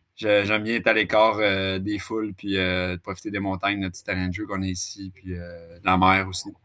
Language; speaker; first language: French; native; French